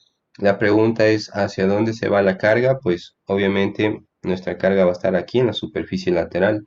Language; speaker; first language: Spanish; native; Spanish